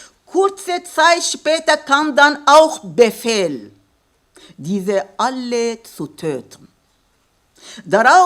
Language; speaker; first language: German; non-native, fluent; Kurdish